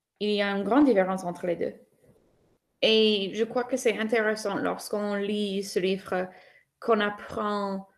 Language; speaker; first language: French; non-native, fluent; English